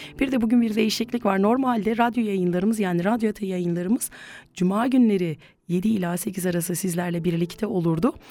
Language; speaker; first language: Turkish; native; Turkish